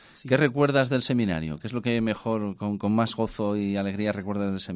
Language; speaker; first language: Spanish; native; Spanish